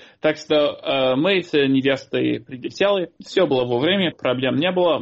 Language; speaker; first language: Russian; non-native, fluent; English